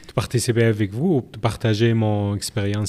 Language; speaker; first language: French; non-native, learner; Arabic